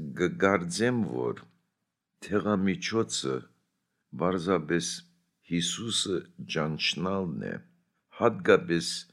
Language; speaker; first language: Armenian; early bilingual, heritage; Armenian